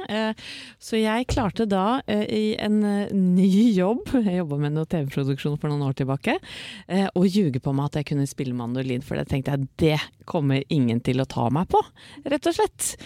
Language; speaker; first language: Norwegian; native; Norwegian